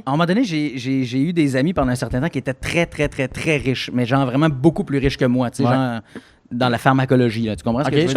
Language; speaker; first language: French; native; French